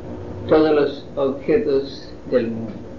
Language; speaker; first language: Spanish; non-native, fluent; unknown